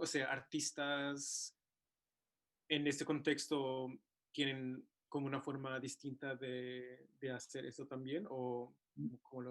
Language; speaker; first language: Spanish; non-native, fluent; English